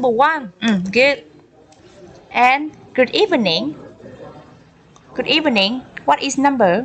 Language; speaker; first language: English; non-native, learner; Vietnamese